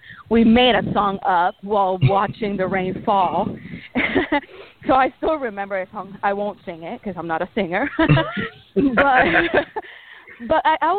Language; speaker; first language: English; non-native, fluent; Spanish